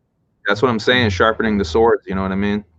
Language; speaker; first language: English; native; English